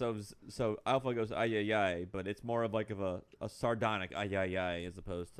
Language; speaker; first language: English; native; English